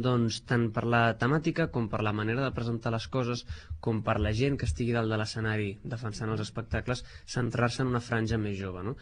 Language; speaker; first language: Catalan; native; Catalan